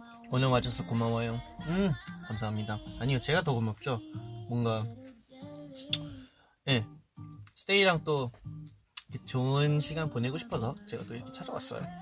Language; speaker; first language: Korean; early bilingual, heritage; Korean